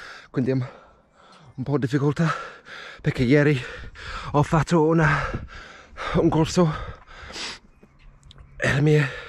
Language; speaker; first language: Italian; non-native, learner; English